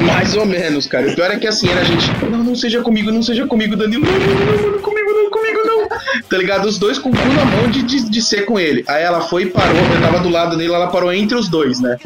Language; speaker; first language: Portuguese; native; Portuguese